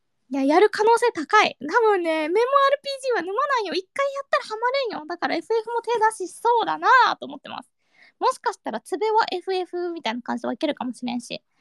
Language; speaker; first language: Japanese; early bilingual, heritage; Japanese